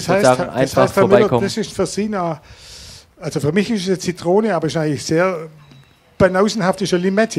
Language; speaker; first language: German; native; German